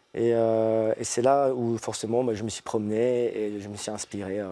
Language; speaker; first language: French; early bilingual, other home language; Italian